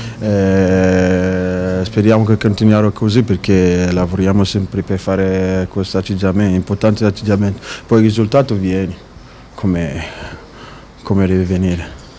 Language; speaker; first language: Italian; non-native, learner; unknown